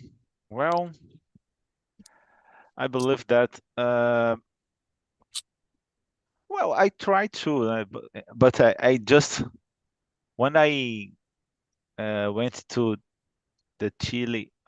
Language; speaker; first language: English; non-native, fluent; Portuguese